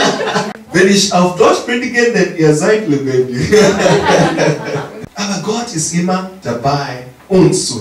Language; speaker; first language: German; non-native, learner; English